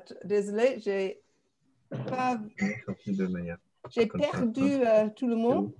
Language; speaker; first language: French; non-native, fluent; English